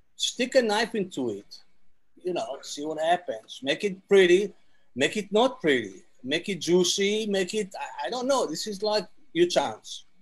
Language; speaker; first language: English; non-native, fluent; Hebrew